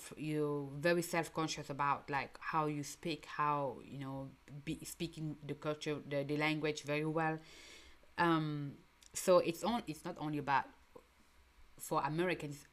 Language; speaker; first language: English; non-native, local second language; French